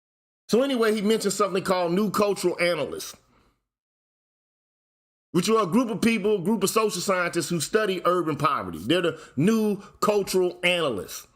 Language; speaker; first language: English; native; English